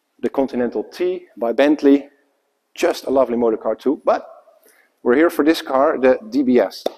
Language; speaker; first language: English; non-native, fluent; Dutch